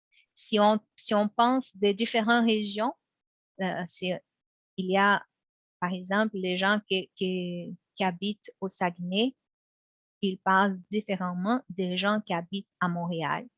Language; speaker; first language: French; non-native, fluent; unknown